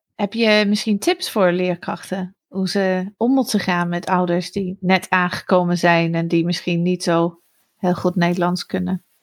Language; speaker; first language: Dutch; non-native, fluent; English